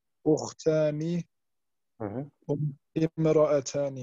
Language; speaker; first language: Arabic; non-native, learner; German